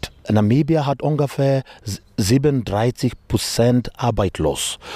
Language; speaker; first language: German; non-native, learner; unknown